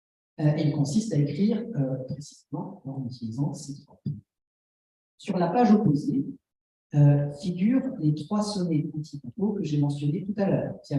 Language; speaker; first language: French; native; French